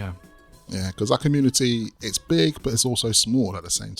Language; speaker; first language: English; native; English